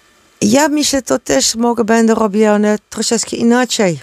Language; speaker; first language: Polish; non-native, learner; Dutch